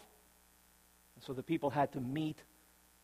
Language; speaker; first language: English; early bilingual, other home language; Romanian